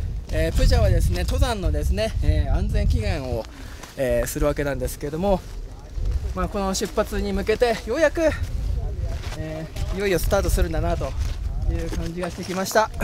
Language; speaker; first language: Japanese; native; Japanese